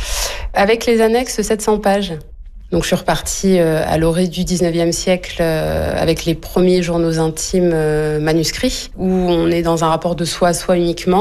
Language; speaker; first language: French; native; French